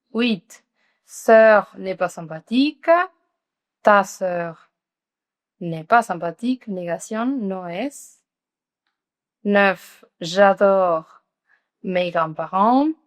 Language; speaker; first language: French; non-native, fluent; Spanish